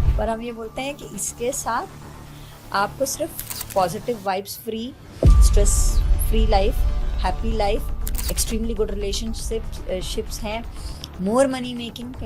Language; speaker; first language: Hindi; native; Hindi